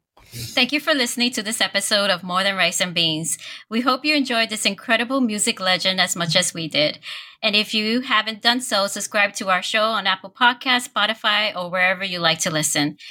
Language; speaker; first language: English; early bilingual, other home language; Spanish